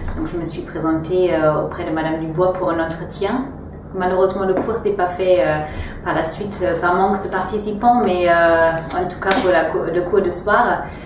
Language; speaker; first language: French; non-native, fluent; German